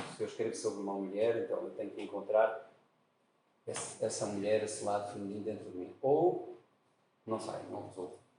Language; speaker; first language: Portuguese; native; Portuguese